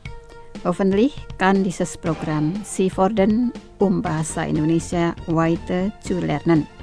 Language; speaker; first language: German; non-native, fluent; Indonesian